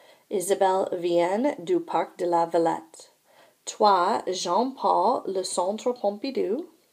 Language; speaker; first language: French; non-native, fluent; English